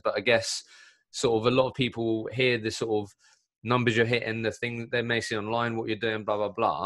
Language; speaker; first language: English; native; English